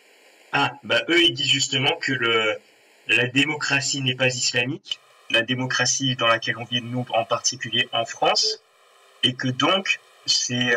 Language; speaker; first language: French; native; French